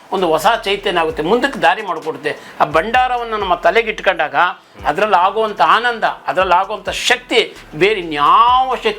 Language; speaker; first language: Kannada; native; Kannada